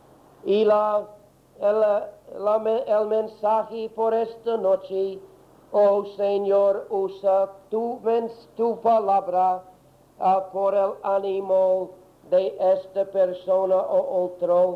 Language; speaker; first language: Spanish; non-native, learner; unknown